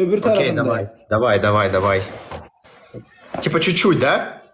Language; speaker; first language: Russian; native; Russian